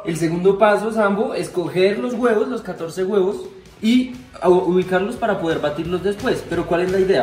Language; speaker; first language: Spanish; native; Spanish